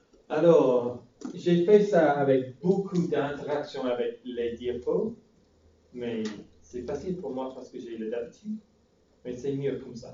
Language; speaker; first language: French; non-native, fluent; English